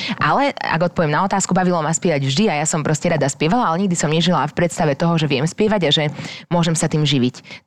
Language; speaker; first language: Slovak; native; Slovak